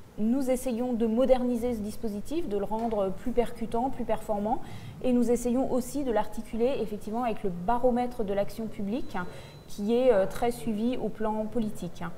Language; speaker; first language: French; native; French